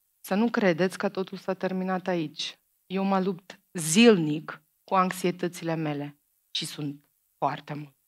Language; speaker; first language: Romanian; non-native, fluent; Macedonian